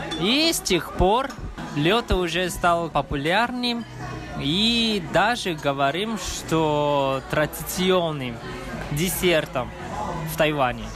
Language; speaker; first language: Russian; non-native, learner; Chinese